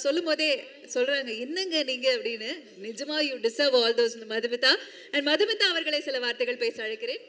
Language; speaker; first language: Tamil; native; Tamil